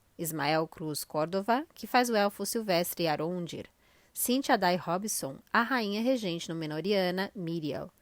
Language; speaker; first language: Portuguese; native; Portuguese